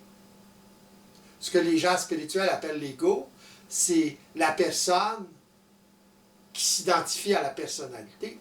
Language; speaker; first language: French; native; French